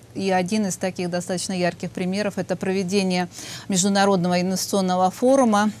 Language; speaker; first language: Russian; native; Russian